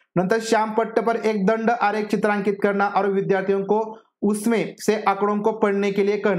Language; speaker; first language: Hindi; non-native, local second language; Marathi